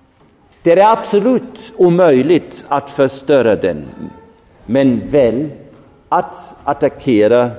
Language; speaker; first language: Swedish; non-native, fluent; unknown